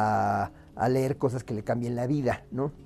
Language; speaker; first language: Spanish; native; Spanish